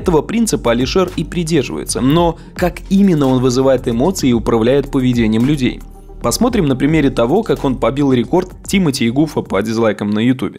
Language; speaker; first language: Russian; native; Russian